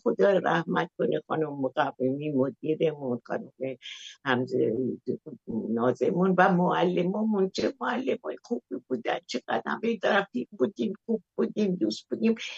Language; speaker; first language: Persian; native; Persian